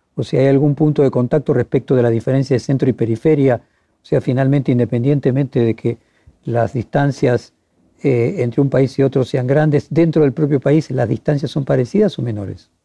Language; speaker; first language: Spanish; native; Spanish